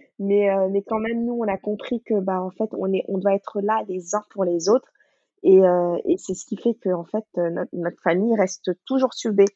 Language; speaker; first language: French; non-native, local second language; Wolof